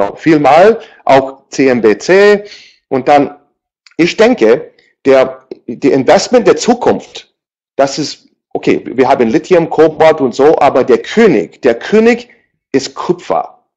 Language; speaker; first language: German; non-native, learner; English